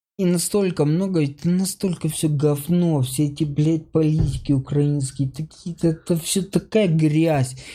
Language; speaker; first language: Russian; native; Russian